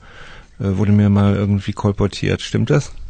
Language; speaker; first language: German; native; German